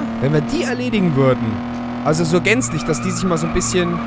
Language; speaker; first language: German; native; German